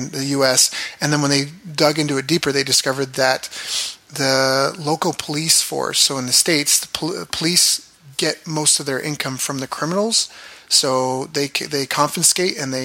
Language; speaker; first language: English; native; English